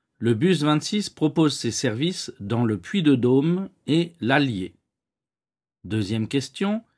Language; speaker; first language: French; native; French